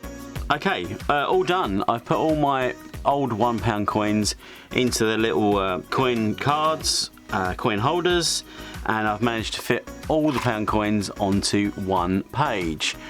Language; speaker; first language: English; native; English